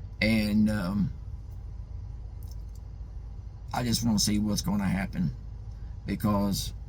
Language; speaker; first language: English; native; English